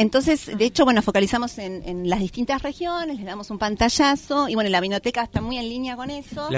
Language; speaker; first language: Spanish; native; Spanish